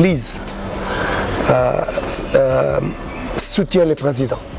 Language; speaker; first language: French; non-native, learner; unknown